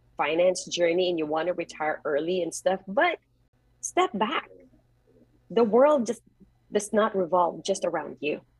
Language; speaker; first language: English; non-native, local second language; Filipino